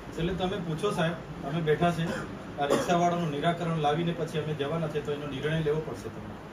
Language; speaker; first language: Gujarati; non-native, local second language; Bhili